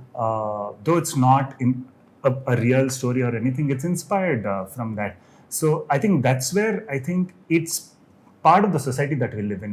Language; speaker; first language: English; non-native, local second language; Kannada